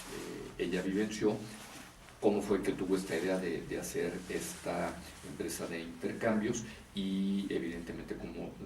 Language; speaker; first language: Spanish; native; Spanish